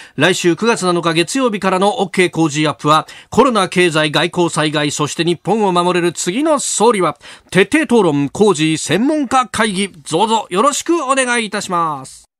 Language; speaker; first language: Japanese; native; Japanese